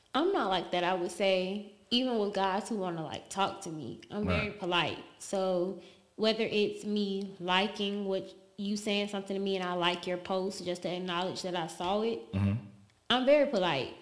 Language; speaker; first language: English; native; English